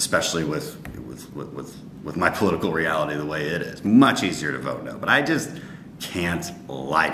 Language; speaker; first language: English; native; English